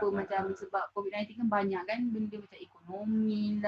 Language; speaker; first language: Malay; native; Malay